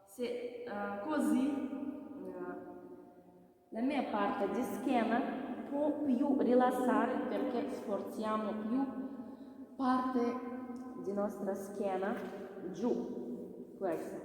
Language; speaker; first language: Italian; non-native, learner; Russian